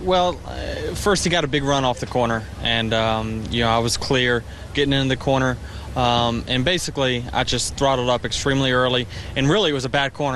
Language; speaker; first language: English; native; English